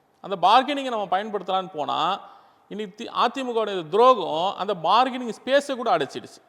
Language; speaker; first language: Tamil; non-native, local second language; Urdu